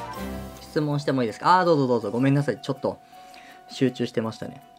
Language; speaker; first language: Japanese; native; Japanese